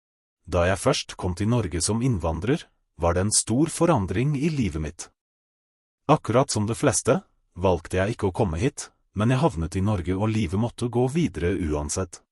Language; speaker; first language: Norwegian; non-native, fluent; Russian